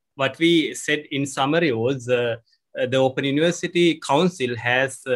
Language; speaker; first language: English; non-native, local second language; Sinhala